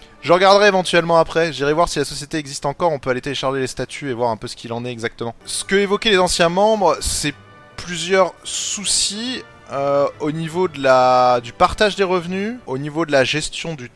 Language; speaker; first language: French; native; French